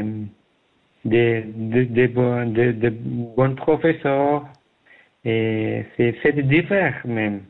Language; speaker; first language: French; non-native, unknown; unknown